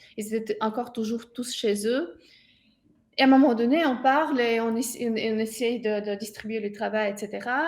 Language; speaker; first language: French; non-native, fluent; Russian